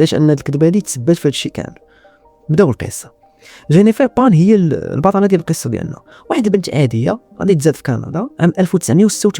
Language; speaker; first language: Arabic; native; Arabic